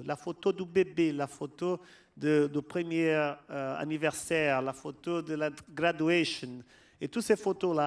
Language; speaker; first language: French; non-native, fluent; Portuguese